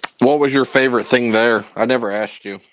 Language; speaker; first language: English; native; English